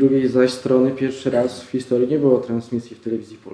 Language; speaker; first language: Polish; native; Polish